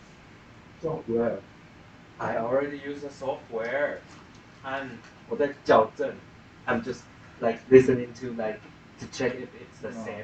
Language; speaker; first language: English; non-native, fluent; Chinese